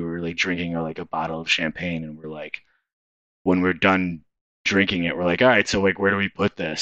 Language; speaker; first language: English; native; English